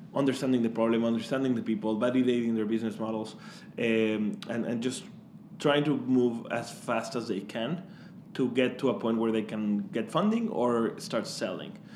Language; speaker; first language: English; non-native, fluent; Spanish